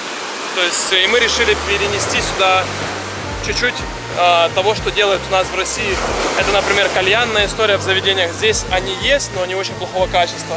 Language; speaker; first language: Russian; native; Russian